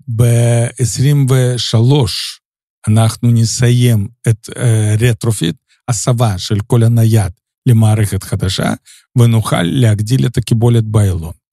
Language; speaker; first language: Hebrew; non-native, fluent; Russian